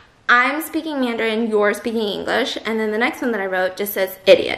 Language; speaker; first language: English; native; English